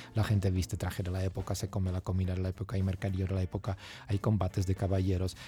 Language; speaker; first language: Spanish; non-native, fluent; Czech